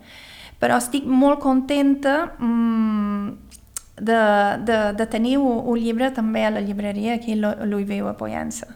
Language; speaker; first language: Catalan; early bilingual, other home language; Swedish